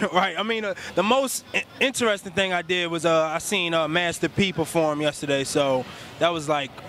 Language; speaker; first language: English; native; English